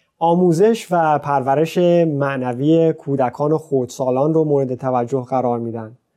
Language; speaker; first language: Persian; native; Persian